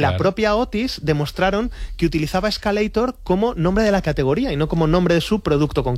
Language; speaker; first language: Spanish; native; Spanish